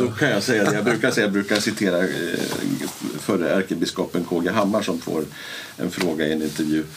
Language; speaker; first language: Swedish; native; Swedish